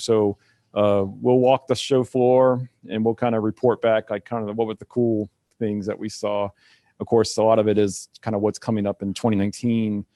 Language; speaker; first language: English; native; English